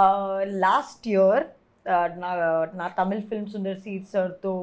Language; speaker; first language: Telugu; non-native, learner; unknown